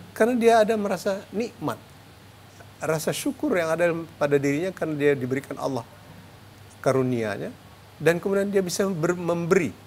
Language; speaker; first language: Indonesian; native; Indonesian